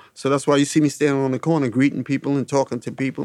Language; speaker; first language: English; native; English